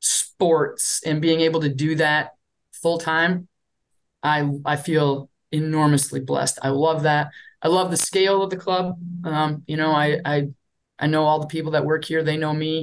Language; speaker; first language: English; native; English